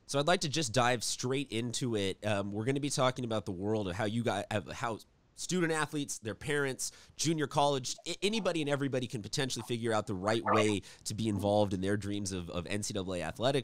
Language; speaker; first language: English; native; English